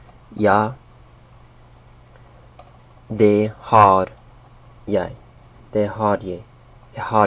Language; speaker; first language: Danish; non-native, learner; English